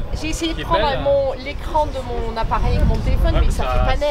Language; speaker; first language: French; native; French